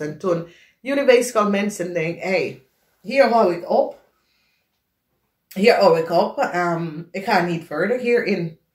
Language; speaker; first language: Dutch; non-native, fluent; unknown